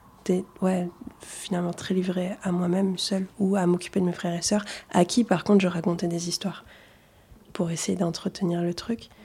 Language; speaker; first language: French; early bilingual, other home language; Arabic